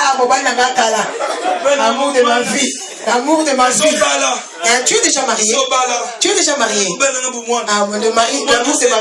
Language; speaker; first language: French; non-native, local second language; Lingala